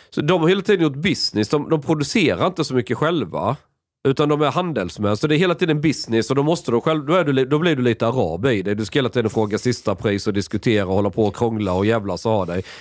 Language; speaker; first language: Swedish; native; Swedish